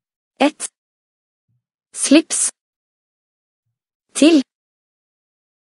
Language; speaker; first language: Norwegian; non-native, learner; Amharic